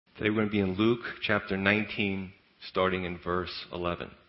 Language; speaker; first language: English; native; English